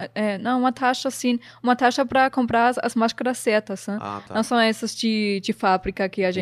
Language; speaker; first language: Portuguese; non-native, fluent; German